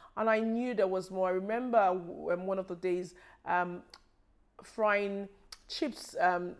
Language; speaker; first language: English; non-native, local second language; Yoruba